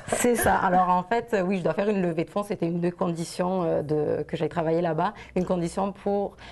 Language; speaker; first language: French; native; French